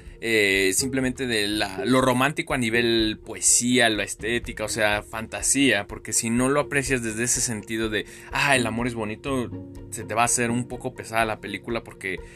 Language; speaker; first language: Spanish; native; Spanish